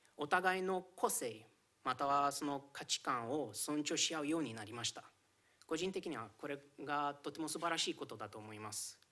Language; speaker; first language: Japanese; non-native, fluent; Romanian